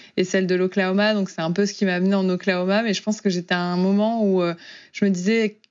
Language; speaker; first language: French; native; French